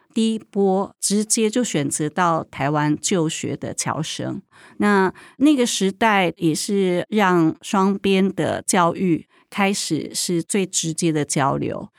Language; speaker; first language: Chinese; native; Chinese